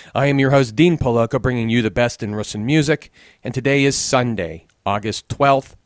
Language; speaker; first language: English; native; English